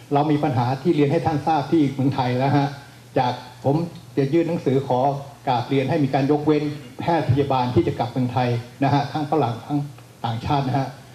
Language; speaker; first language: Thai; native; Thai